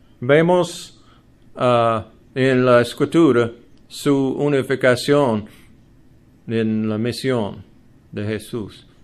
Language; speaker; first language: Spanish; non-native, learner; English